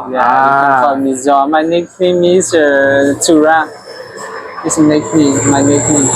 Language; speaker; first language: English; non-native, learner; Burmese